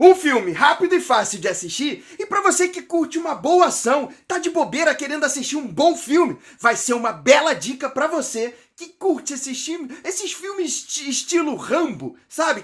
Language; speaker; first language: Portuguese; native; Portuguese